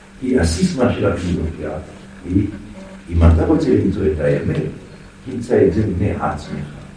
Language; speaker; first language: Hebrew; non-native, fluent; French